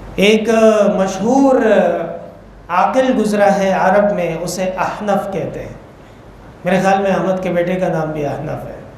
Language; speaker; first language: Urdu; non-native, local second language; Pashto